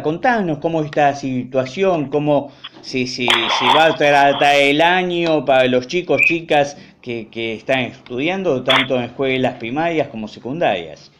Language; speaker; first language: Spanish; native; Spanish